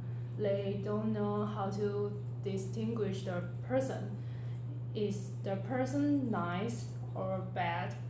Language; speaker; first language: English; non-native, learner; Chinese